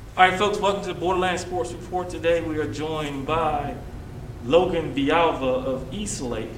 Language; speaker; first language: English; native; English